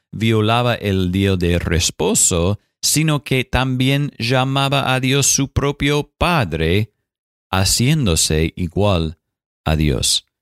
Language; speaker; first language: Spanish; non-native, fluent; English